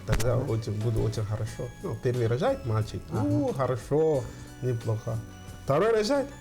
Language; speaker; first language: Russian; non-native, learner; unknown